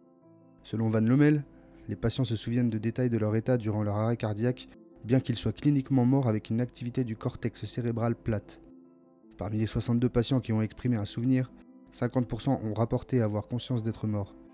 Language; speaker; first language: French; native; French